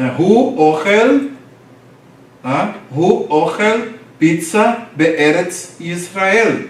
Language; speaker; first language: Hebrew; non-native, fluent; Portuguese